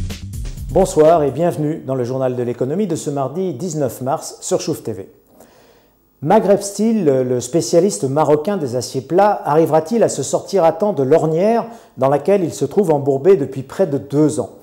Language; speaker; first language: French; non-native, local second language; Arabic